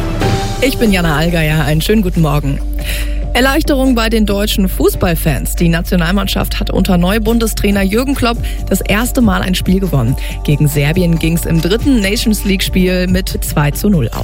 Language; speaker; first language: German; native; German